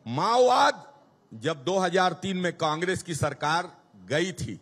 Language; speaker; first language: Hindi; native; Hindi